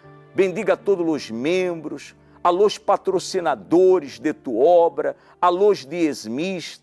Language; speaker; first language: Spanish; non-native, learner; Portuguese